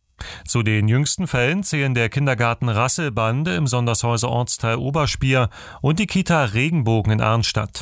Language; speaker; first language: German; native; German